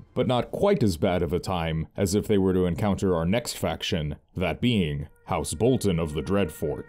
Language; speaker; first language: English; native; English